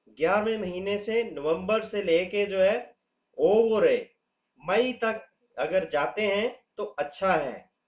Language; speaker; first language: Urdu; native; Urdu